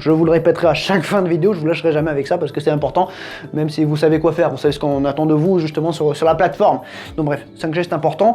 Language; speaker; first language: French; native; French